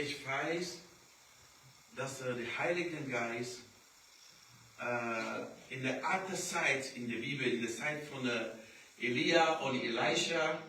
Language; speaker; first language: German; non-native, learner; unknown